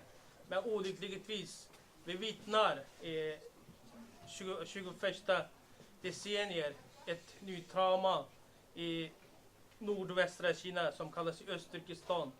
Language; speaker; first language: Swedish; non-native, learner; Uyghur